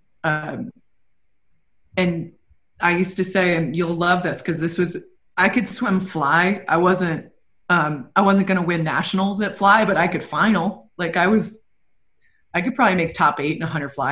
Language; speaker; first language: English; native; English